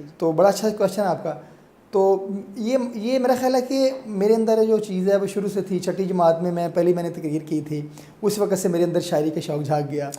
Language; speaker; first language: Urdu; non-native, local second language; Punjabi